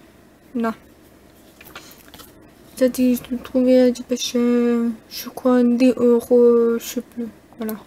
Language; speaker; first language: French; non-native, learner; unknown